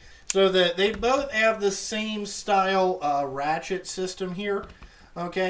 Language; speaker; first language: English; native; English